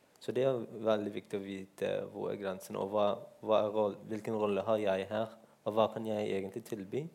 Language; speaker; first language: Norwegian; non-native, fluent; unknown